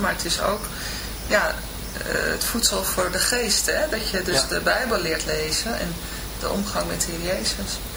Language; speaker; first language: Dutch; native; Dutch